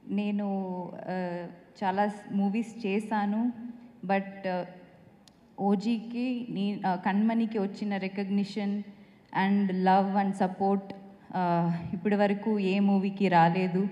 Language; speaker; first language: Telugu; non-native, fluent; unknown